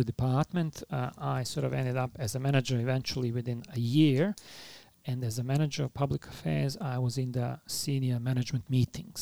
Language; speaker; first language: English; non-native, fluent; Bosnian